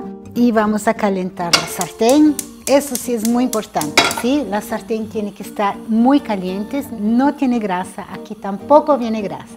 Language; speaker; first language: Spanish; non-native, fluent; Portuguese